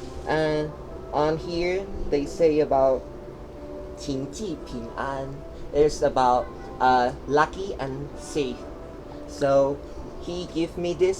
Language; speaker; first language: English; non-native, learner; Chinese